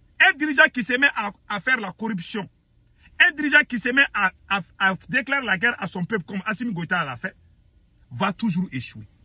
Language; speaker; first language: French; non-native, local second language; Bambara